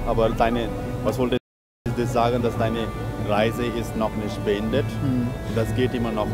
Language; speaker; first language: German; non-native, fluent; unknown